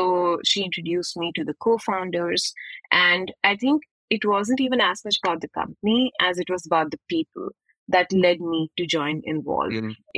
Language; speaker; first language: English; non-native, local second language; Hindi